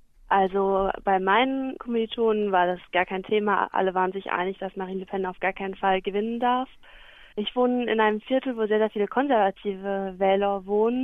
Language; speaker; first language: German; native; German